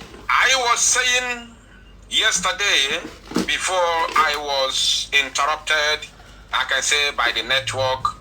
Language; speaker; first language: English; non-native, local second language; Igbo